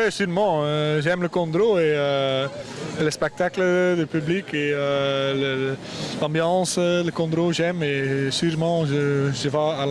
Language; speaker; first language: French; non-native, local second language; Dutch